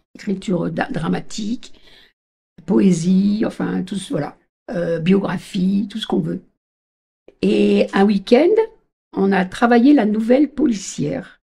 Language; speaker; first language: French; native; French